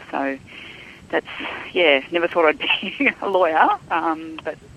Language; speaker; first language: English; native; English